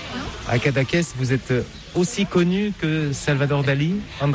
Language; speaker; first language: French; native; French